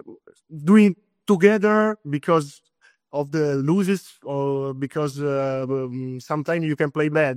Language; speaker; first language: English; non-native, fluent; Italian